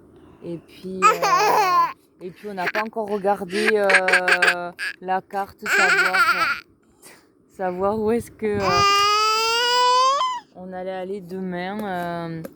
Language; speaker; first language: French; native; French